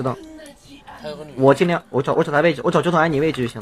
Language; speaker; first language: Chinese; native; Chinese